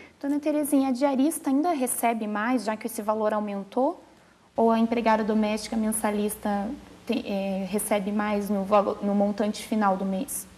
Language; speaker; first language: Portuguese; native; Portuguese